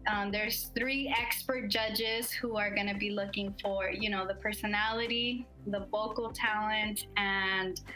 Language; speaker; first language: English; native; English